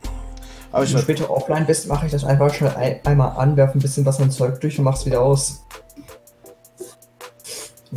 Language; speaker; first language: German; native; German